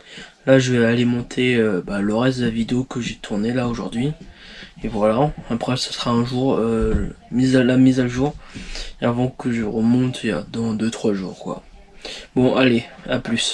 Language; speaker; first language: French; native; French